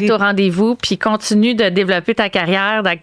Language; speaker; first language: French; native; French